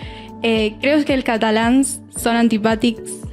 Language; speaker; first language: Catalan; non-native, learner; Spanish